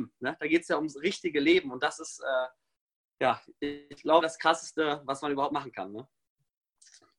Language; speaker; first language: German; native; German